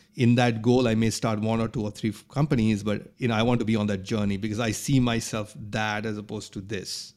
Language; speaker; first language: English; non-native, local second language; Bangla